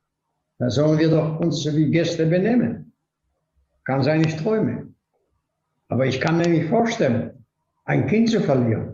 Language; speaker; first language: German; non-native, fluent; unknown